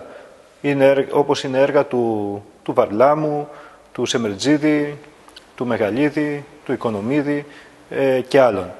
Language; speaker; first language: Greek; native; Greek